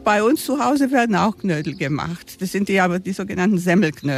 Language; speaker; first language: German; non-native, fluent; Romanian